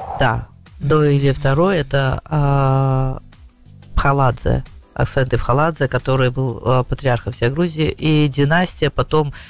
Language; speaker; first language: Russian; non-native, local second language; Georgian